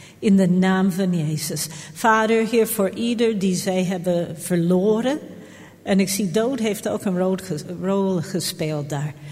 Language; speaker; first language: Dutch; non-native, fluent; English